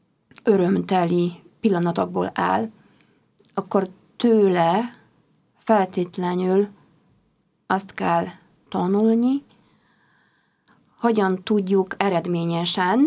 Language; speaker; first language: Hungarian; non-native, fluent; Polish